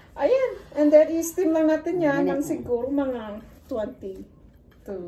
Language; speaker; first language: Filipino; non-native, local second language; Bikol